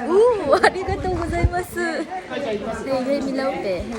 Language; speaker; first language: Japanese; non-native, learner; Mizo